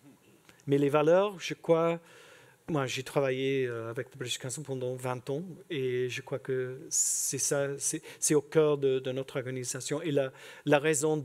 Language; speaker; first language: French; non-native, fluent; English